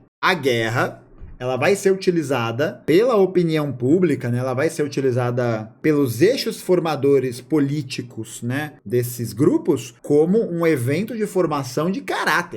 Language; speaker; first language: Portuguese; native; Portuguese